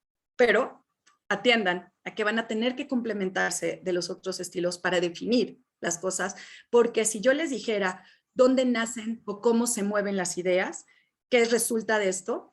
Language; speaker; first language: Spanish; native; Spanish